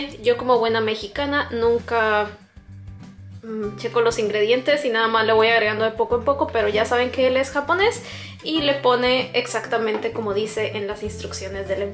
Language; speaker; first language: Spanish; native; Spanish